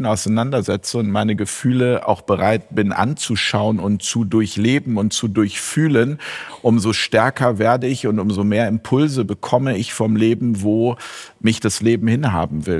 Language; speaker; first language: German; native; German